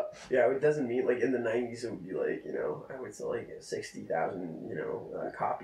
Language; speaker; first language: English; non-native, fluent; Czech